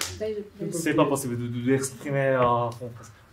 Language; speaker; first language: French; non-native, learner; Japanese